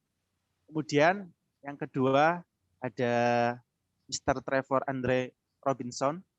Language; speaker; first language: Indonesian; native; Indonesian